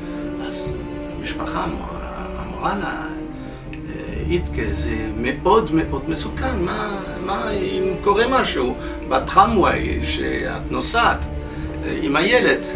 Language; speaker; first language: Hebrew; non-native, fluent; French